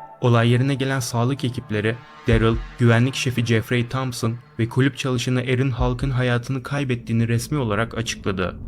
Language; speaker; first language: Turkish; native; Turkish